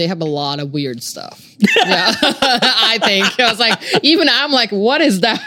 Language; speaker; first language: English; non-native, fluent; Japanese